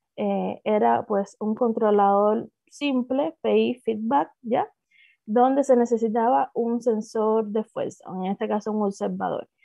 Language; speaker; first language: Spanish; native; Spanish